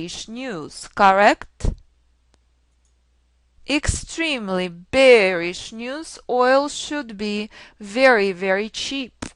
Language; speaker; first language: English; non-native, fluent; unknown